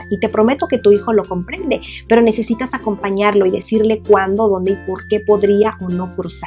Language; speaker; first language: Spanish; native; Spanish